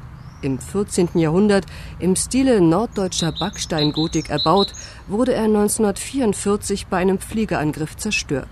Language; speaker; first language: German; native; German